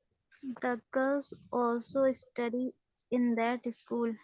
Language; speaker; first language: English; non-native, local second language; Hindi